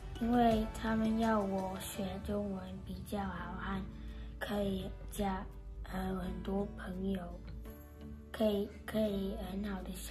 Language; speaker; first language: Chinese; early bilingual, other home language; Dutch